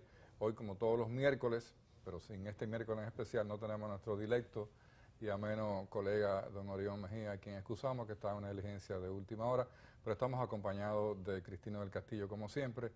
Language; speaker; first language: Spanish; native; Spanish